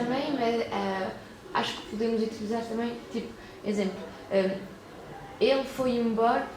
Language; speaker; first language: Portuguese; early bilingual, heritage; Portuguese